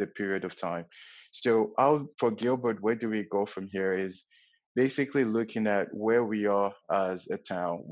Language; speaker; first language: English; non-native, local second language; Yoruba